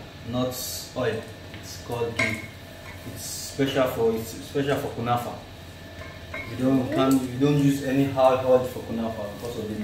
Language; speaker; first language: English; non-native, learner; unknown